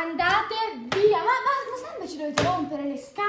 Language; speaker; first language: Italian; native; Italian